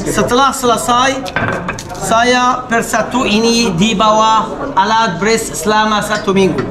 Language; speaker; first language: Indonesian; non-native, learner; Arabic